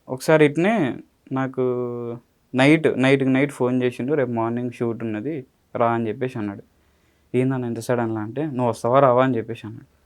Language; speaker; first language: Telugu; native; Telugu